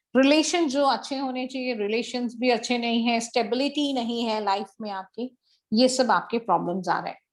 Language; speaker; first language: Hindi; non-native, local second language; Tamil